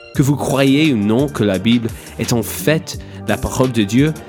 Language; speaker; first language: French; non-native, fluent; English